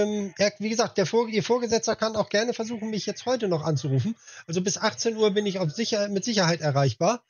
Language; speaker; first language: German; native; German